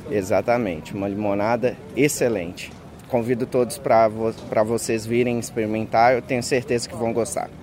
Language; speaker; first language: Portuguese; native; Portuguese